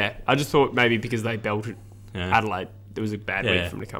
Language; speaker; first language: English; native; English